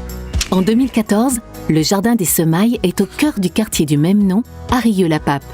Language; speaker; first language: French; native; French